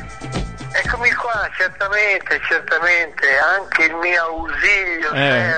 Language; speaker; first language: Italian; native; Italian